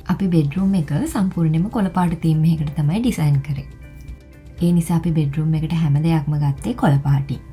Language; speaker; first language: Sinhala; native; Sinhala